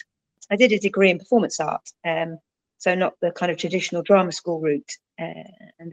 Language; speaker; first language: English; native; English